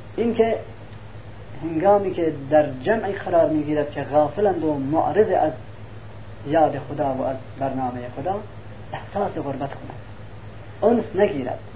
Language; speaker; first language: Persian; non-native, local second language; Central Kurdish